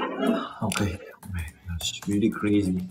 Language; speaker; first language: English; non-native, learner; Chinese